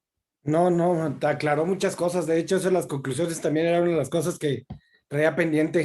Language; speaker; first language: Spanish; native; Spanish